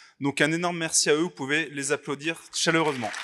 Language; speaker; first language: French; native; French